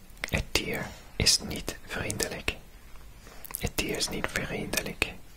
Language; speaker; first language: Dutch; non-native, learner; English